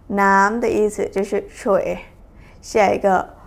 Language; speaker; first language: Chinese; non-native, fluent; Thai